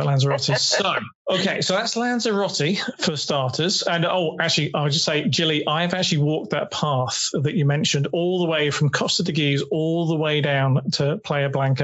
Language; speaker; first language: English; native; English